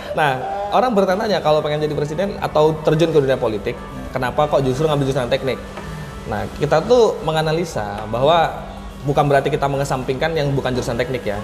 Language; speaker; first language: Indonesian; native; Indonesian